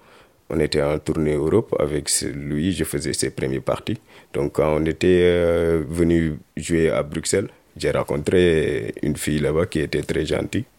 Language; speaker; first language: French; non-native, local second language; Wolof